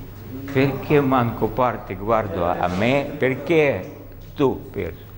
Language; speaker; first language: Italian; non-native, learner; Russian